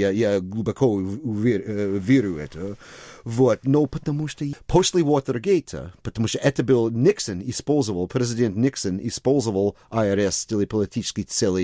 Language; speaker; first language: Russian; non-native, fluent; English